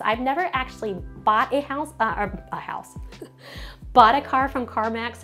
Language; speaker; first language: English; native; English